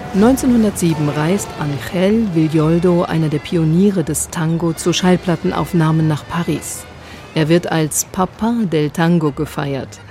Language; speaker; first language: German; native; German